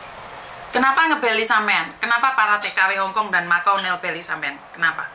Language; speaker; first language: Indonesian; non-native, local second language; Javanese